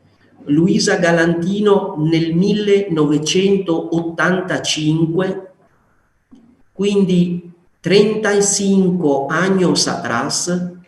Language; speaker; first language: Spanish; non-native, fluent; Italian